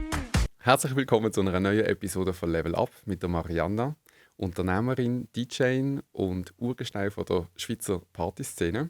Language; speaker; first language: German; native; German